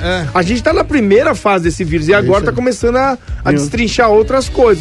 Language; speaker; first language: Portuguese; native; Portuguese